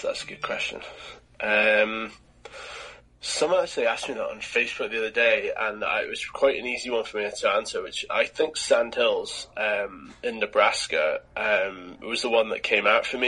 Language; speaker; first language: English; native; English